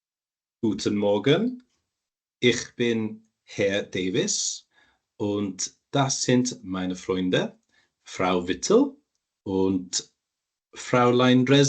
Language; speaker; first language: German; non-native, learner; English